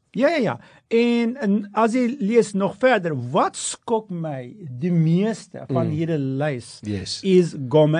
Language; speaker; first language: Afrikaans; non-native, fluent; Turkish